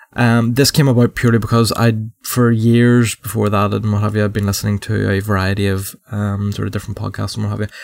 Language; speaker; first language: English; native; English